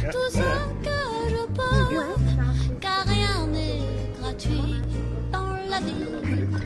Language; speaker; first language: French; native; French